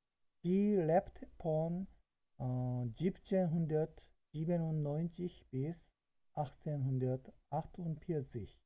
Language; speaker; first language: German; non-native, fluent; Korean